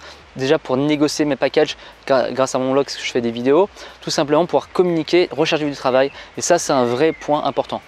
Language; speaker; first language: French; native; French